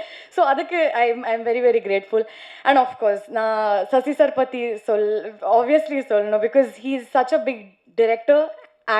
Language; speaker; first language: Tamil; non-native, learner; Kannada